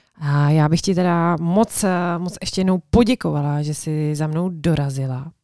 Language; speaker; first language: Czech; native; Czech